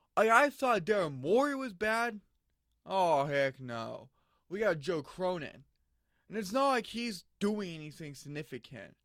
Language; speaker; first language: English; native; English